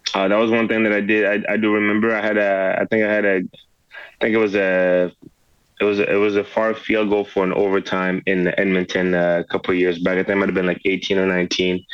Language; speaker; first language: English; non-native, fluent; French